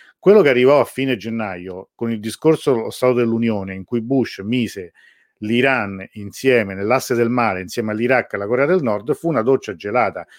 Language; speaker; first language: Italian; native; Italian